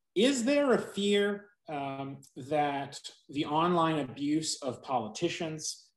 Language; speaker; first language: English; native; English